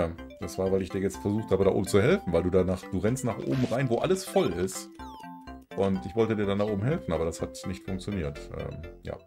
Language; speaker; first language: German; native; German